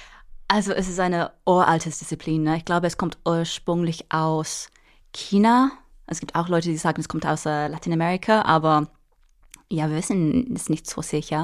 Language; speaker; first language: German; non-native, fluent; English